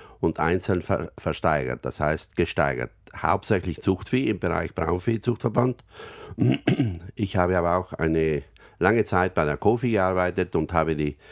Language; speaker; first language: German; native; German